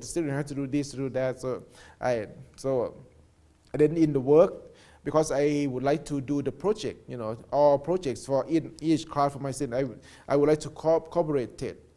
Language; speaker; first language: English; non-native, learner; Thai